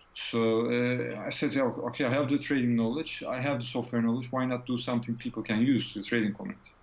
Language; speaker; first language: English; non-native, fluent; Turkish